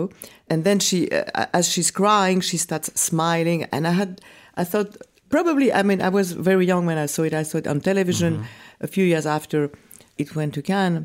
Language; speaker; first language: English; non-native, fluent; French